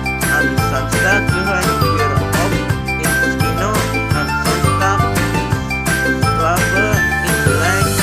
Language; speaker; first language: German; non-native, learner; Indonesian